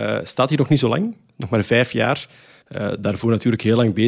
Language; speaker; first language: Dutch; native; Dutch